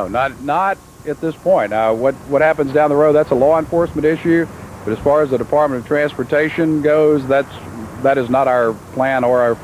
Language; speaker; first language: English; native; English